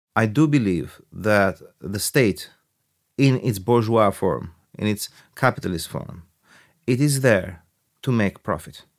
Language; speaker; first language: English; early bilingual, other home language; Albanian